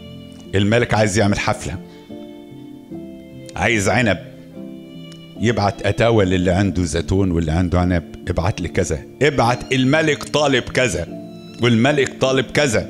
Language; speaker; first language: Arabic; native; Arabic